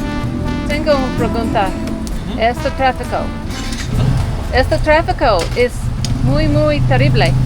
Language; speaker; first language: Spanish; non-native, learner; English